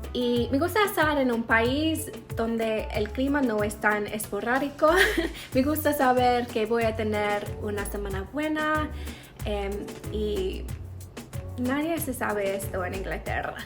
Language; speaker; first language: Spanish; non-native, learner; English